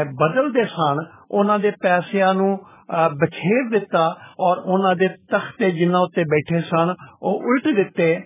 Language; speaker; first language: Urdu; non-native, local second language; Punjabi